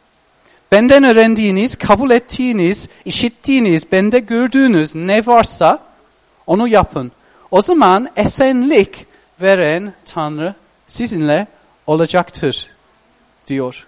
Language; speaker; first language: Turkish; non-native, fluent; English